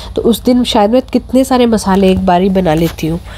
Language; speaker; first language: Hindi; native; Hindi